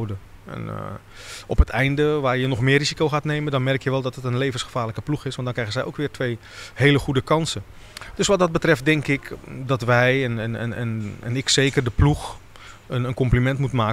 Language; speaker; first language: Dutch; native; Dutch